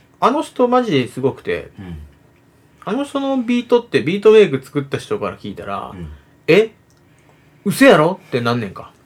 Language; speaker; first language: Japanese; native; Japanese